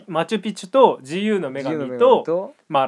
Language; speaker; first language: Japanese; native; Japanese